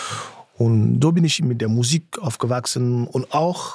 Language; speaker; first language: German; non-native, fluent; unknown